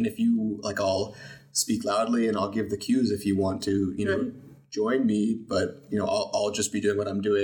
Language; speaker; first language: English; native; English